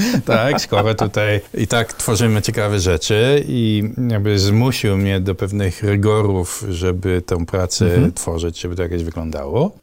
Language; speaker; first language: Polish; non-native, fluent; Dutch